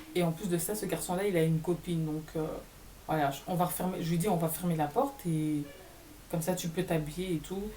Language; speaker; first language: French; native; French